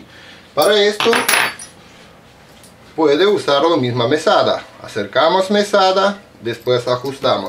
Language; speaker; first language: Spanish; non-native, learner; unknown